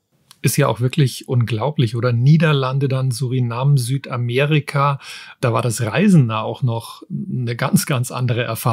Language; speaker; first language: German; native; German